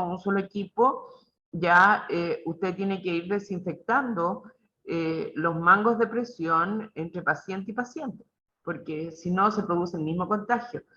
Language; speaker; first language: Spanish; native; Spanish